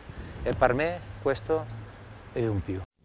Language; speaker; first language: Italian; non-native, learner; Spanish